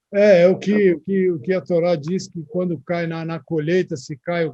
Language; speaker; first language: Portuguese; native; Portuguese